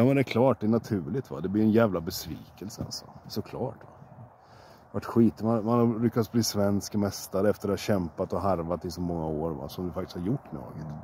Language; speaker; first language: Swedish; native; Swedish